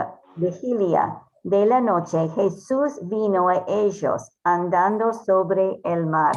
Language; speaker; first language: Spanish; non-native, fluent; English